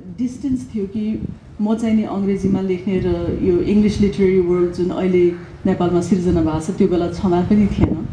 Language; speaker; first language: Nepali; native; Nepali